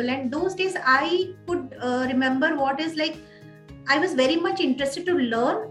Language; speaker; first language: English; non-native, local second language; Odia